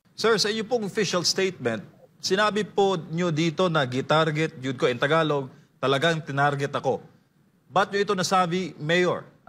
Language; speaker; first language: Filipino; native; Filipino